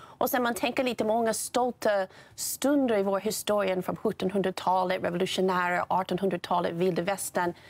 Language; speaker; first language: Swedish; non-native, fluent; English